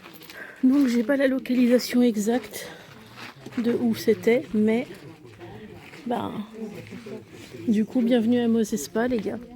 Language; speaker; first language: French; native; French